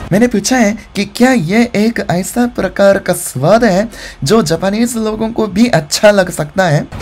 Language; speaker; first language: Hindi; non-native, fluent; Japanese